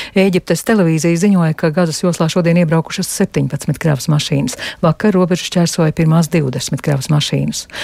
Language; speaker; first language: Latvian; native; Latvian